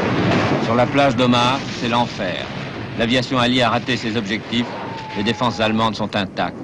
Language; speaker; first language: French; native; French